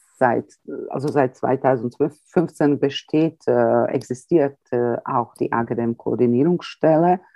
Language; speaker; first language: German; early bilingual, heritage; Croatian